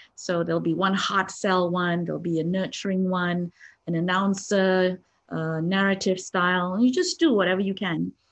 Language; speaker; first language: English; non-native, local second language; Malay